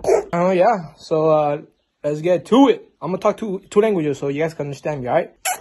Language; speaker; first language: English; early bilingual, other home language; Spanish